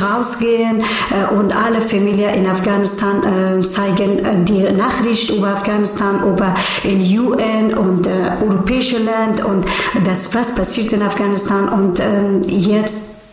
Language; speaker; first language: German; non-native, learner; Persian